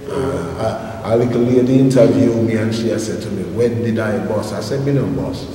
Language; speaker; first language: English; native; English